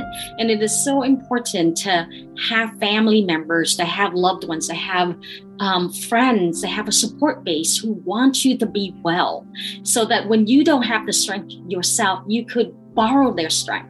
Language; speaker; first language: English; early bilingual, other home language; Khmer